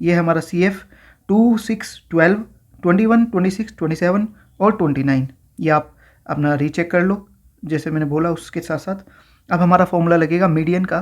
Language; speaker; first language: Hindi; native; Hindi